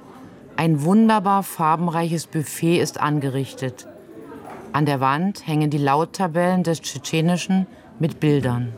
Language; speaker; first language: German; native; German